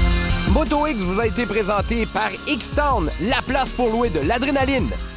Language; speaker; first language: French; native; French